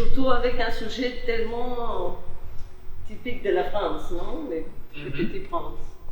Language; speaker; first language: French; non-native, fluent; Spanish